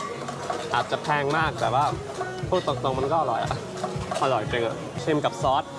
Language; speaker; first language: Thai; non-native, fluent; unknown